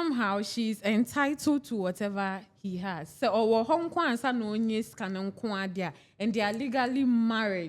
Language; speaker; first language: English; non-native, local second language; Akan